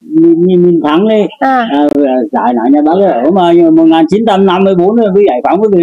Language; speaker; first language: Vietnamese; early bilingual, heritage; Vietnamese